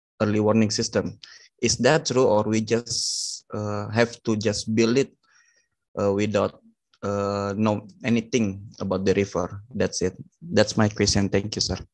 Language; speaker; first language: English; non-native, learner; Indonesian